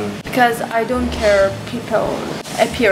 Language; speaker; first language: English; non-native, fluent; Persian